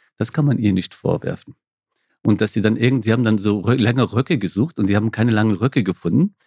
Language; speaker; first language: German; early bilingual, other home language; Kurdish